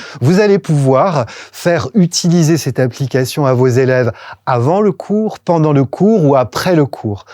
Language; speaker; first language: French; native; French